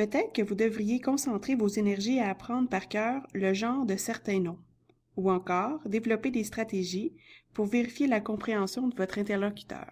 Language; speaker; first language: French; native; French